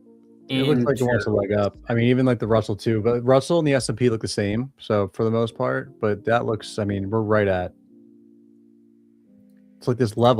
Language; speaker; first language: English; native; English